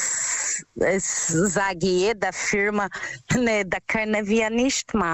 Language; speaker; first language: German; non-native, learner; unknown